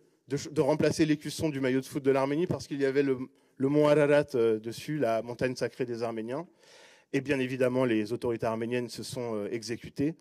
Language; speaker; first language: French; native; French